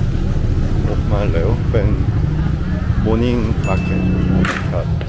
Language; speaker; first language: Thai; non-native, learner; Korean